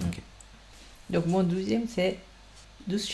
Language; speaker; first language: French; non-native, fluent; Japanese